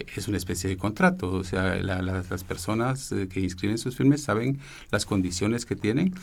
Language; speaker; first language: Spanish; native; Spanish